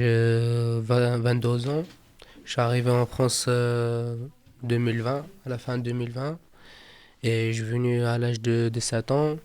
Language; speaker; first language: French; non-native, fluent; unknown